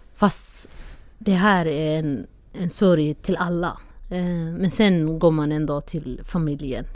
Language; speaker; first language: Swedish; non-native, fluent; Somali